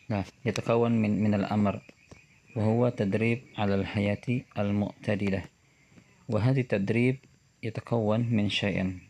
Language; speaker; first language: Arabic; non-native, fluent; Indonesian